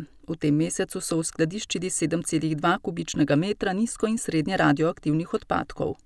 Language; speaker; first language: Slovenian; native; Slovenian